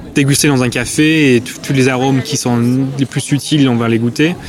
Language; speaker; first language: French; non-native, fluent; English